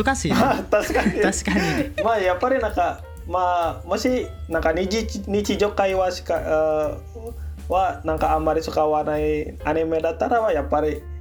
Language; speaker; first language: Japanese; non-native, learner; Indonesian